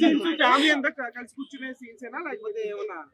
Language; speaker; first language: Telugu; native; Telugu